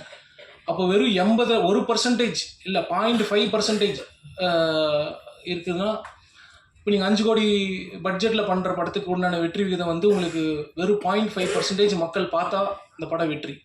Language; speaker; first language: Tamil; native; Tamil